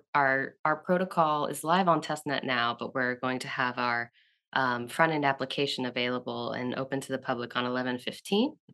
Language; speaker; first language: English; native; English